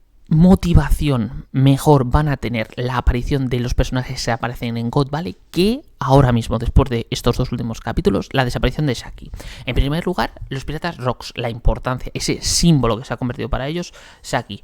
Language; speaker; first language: Spanish; native; Spanish